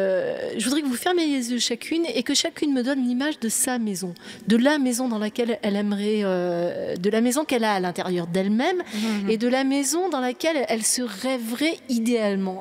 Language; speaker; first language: French; native; French